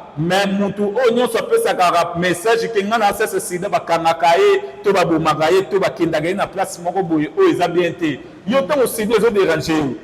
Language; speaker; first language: Lingala; non-native, local second language; Kongo